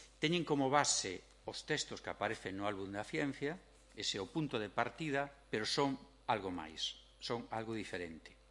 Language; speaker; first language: Galician; native; Galician